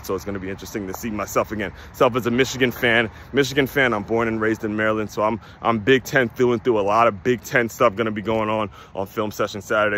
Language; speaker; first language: English; native; English